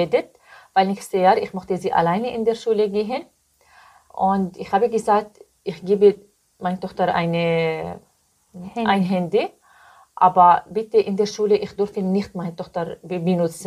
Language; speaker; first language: German; non-native, learner; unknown